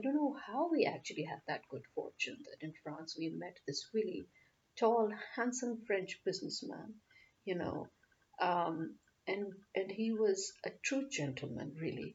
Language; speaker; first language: English; non-native, local second language; Urdu